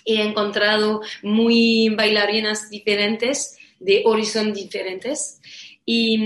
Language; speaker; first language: Spanish; non-native, learner; French